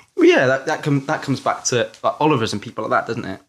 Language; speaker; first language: English; native; English